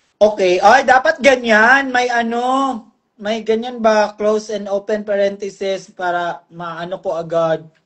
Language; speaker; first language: Filipino; non-native, local second language; Cebuano